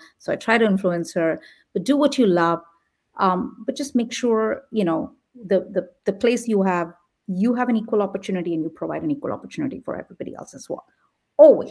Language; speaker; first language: English; non-native, local second language; Tamil